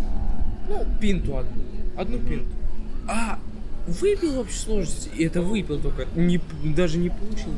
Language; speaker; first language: Russian; native; Russian